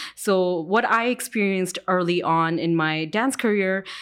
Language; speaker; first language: English; early bilingual, other home language; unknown